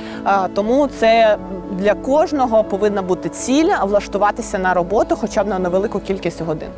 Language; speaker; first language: Ukrainian; native; Ukrainian